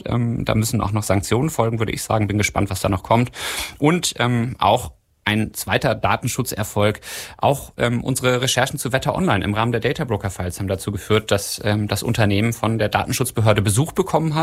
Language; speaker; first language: German; native; German